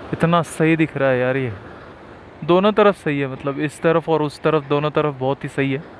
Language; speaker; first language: Hindi; non-native, local second language; Marathi